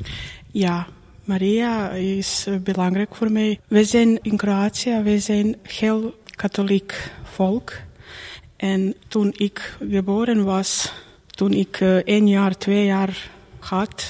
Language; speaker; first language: Dutch; non-native, learner; Croatian